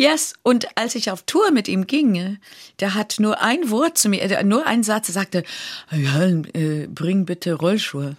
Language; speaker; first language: German; non-native, fluent; English